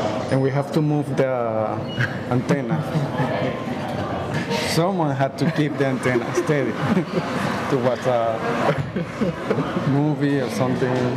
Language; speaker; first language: English; non-native, fluent; Spanish